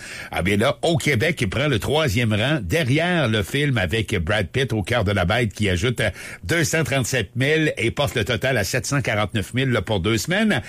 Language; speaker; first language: French; native; French